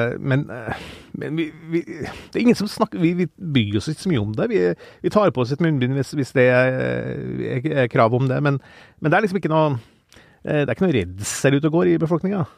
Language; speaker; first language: Norwegian; native; Norwegian